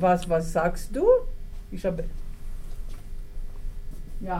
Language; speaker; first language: German; non-native, local second language; French